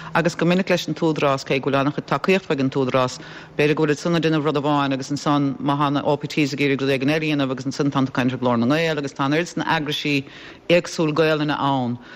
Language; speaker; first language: Irish; native; Irish